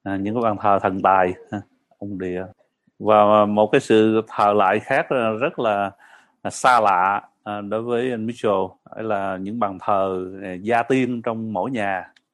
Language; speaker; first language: Vietnamese; early bilingual, heritage; Vietnamese